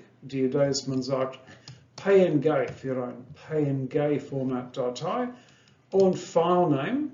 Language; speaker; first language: German; non-native, fluent; English